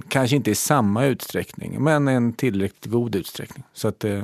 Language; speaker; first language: Swedish; native; Swedish